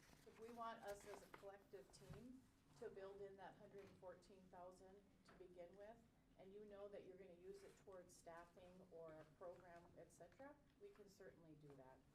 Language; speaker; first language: English; native; English